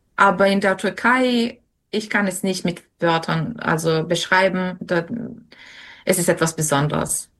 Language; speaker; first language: German; non-native, fluent; Serbian